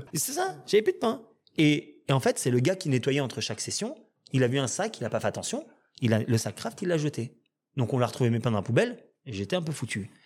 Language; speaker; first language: French; native; French